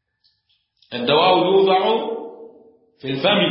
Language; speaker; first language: Arabic; non-native, fluent; Swahili